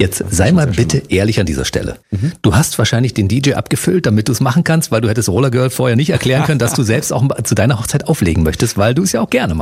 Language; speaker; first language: German; native; German